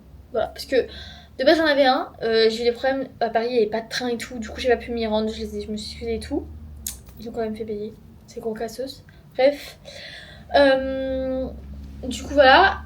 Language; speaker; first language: French; native; French